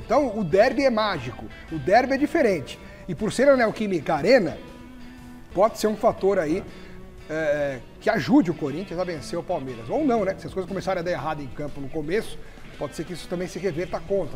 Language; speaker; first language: Portuguese; native; Portuguese